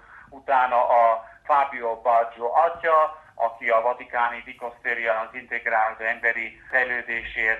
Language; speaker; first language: Hungarian; non-native, fluent; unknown